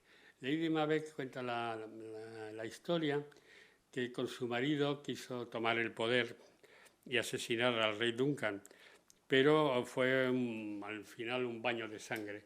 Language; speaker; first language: Spanish; native; Spanish